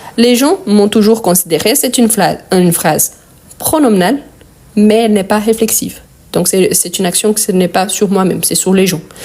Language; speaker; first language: French; non-native, fluent; Portuguese